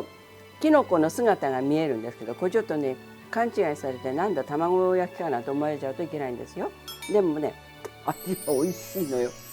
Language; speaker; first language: Japanese; early bilingual, other home language; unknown